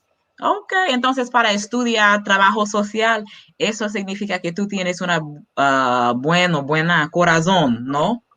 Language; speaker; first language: Spanish; non-native, learner; English